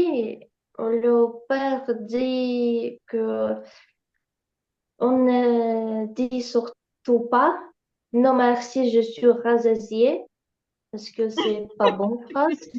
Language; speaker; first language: French; non-native, learner; Ukrainian